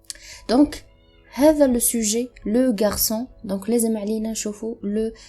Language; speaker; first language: Arabic; native; Arabic